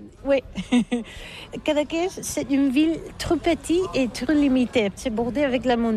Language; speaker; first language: French; non-native, learner; Catalan